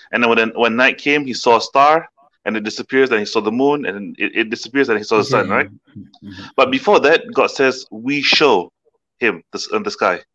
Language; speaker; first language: English; non-native, local second language; Malay